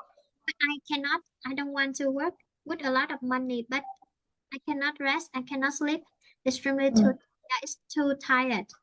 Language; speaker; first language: English; non-native, fluent; Vietnamese